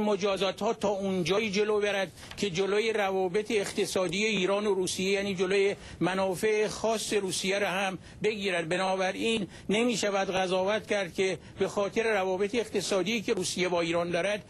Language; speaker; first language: Persian; native; Persian